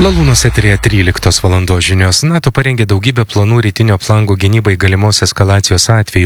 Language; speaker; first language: Lithuanian; native; Lithuanian